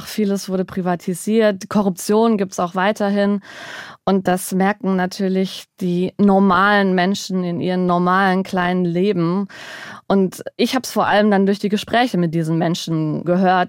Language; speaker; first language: German; native; German